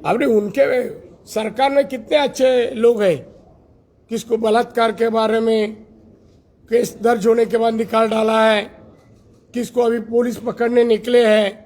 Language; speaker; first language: Hindi; non-native, local second language; Marathi